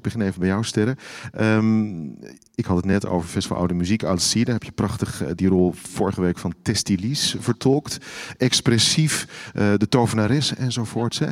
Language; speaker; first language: Dutch; native; Dutch